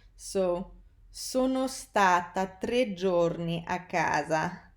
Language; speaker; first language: Italian; non-native, fluent; English